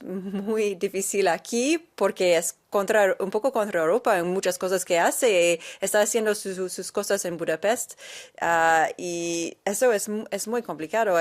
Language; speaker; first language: Spanish; non-native, fluent; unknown